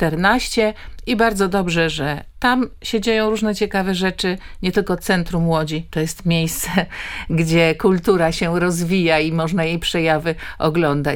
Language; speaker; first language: Polish; native; Polish